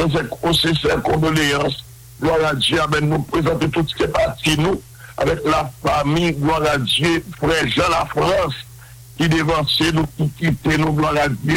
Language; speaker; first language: French; non-native, local second language; Haitian Creole